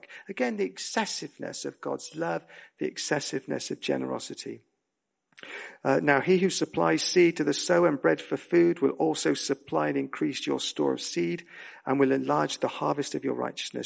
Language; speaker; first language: English; native; English